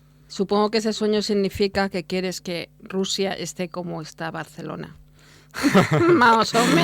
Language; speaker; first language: Spanish; native; Spanish